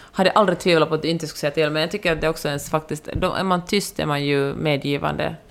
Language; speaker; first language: Swedish; native; Swedish